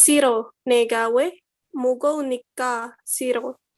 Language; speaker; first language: Korean; non-native, learner; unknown